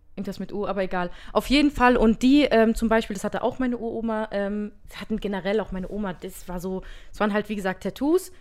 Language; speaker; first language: German; early bilingual, other home language; Berber languages